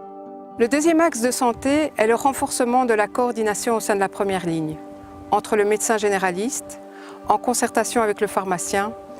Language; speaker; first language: French; native; French